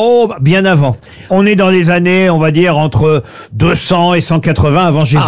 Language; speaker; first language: French; native; French